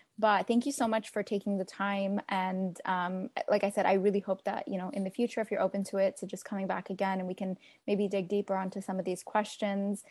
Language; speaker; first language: English; native; English